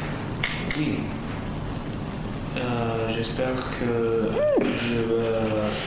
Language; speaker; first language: French; non-native, learner; Russian